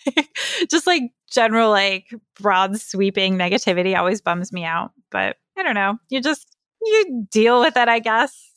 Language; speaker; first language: English; early bilingual, other home language; Polish